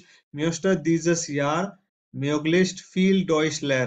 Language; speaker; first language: German; non-native, fluent; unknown